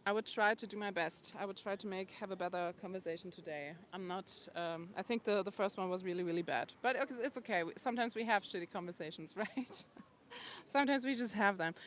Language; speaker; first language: English; non-native, fluent; German